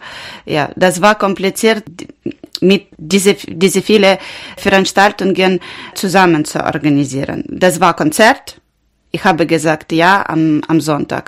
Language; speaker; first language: German; non-native, learner; Ukrainian